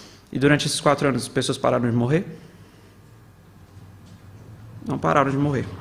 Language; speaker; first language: Portuguese; native; Portuguese